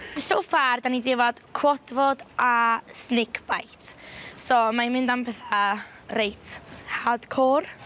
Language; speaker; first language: Welsh; native; Welsh